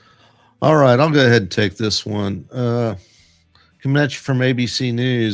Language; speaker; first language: English; native; English